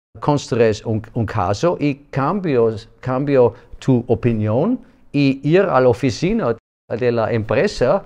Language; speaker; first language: Spanish; non-native, learner; German